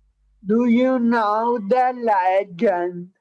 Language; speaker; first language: English; non-native, learner; Italian